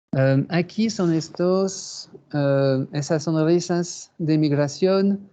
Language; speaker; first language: Spanish; non-native, fluent; French